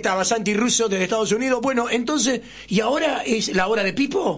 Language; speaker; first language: Spanish; native; Spanish